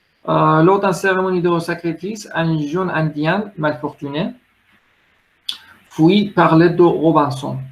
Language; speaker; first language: French; non-native, learner; Chinese